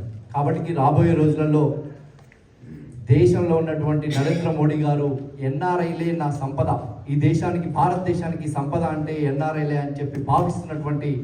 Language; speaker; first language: Telugu; native; Telugu